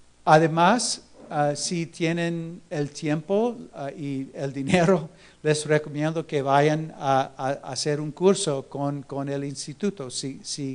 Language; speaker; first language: Spanish; non-native, fluent; English